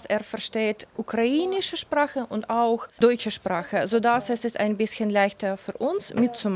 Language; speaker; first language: German; non-native, learner; Ukrainian